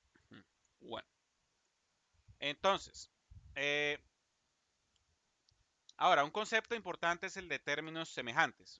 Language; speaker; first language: Spanish; native; Spanish